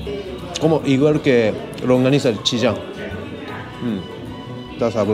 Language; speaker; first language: Spanish; non-native, learner; Japanese